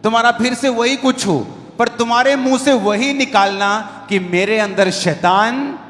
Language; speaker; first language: Hindi; non-native, local second language; Punjabi